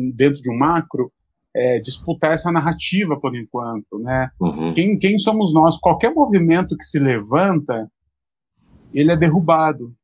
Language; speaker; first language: Portuguese; native; Portuguese